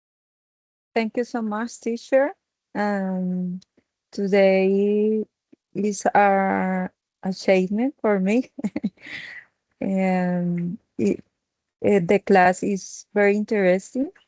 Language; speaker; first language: English; non-native, learner; Spanish